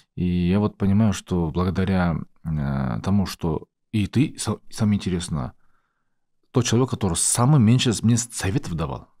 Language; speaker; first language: Russian; non-native, local second language; Kazakh